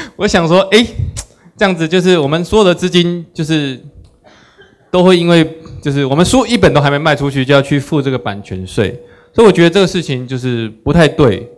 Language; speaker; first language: Chinese; native; Chinese